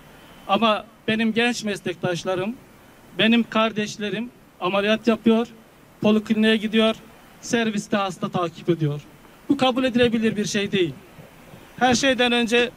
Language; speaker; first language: Turkish; native; Turkish